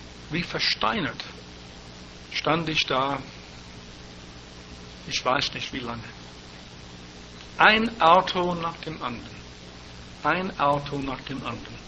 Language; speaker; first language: German; native; German